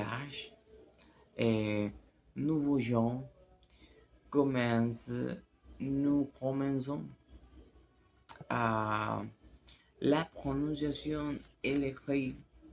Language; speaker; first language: French; non-native, learner; Spanish